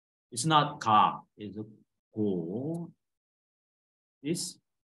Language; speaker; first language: English; non-native, fluent; Korean